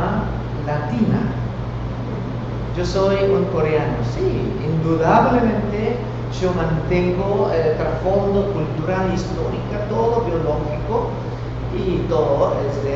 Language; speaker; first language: Spanish; non-native, fluent; Korean